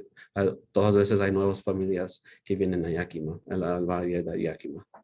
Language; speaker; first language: Spanish; early bilingual, heritage; Spanish